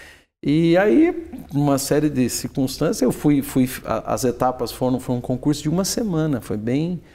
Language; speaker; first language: Portuguese; native; Portuguese